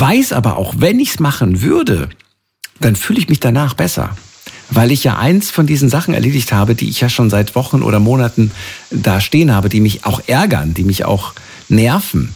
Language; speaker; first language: German; native; German